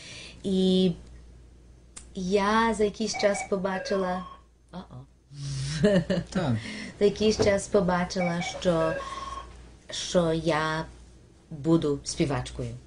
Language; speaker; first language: Ukrainian; early bilingual, heritage; Ukrainian